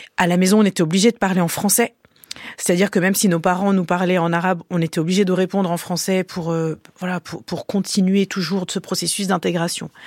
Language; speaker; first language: French; early bilingual, other home language; Arabic